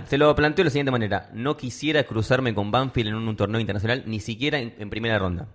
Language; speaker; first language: Spanish; native; Spanish